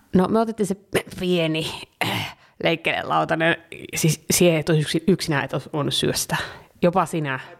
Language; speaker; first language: Finnish; early bilingual, heritage; Finnish